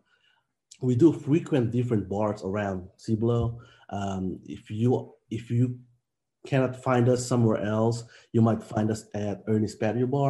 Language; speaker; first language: English; non-native, local second language; Filipino